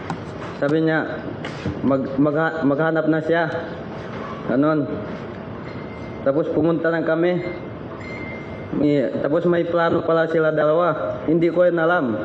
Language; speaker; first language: Filipino; non-native, local second language; Chavacano